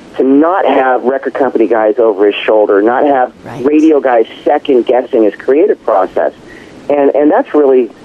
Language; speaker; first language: English; native; English